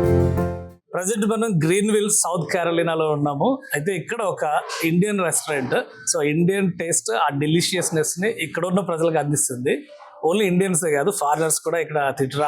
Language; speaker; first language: Telugu; native; Telugu